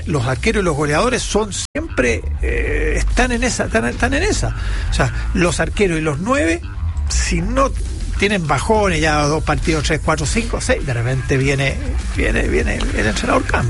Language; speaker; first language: Spanish; native; Spanish